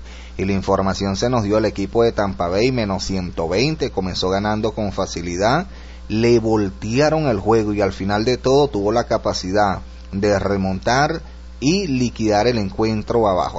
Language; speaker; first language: Spanish; native; Spanish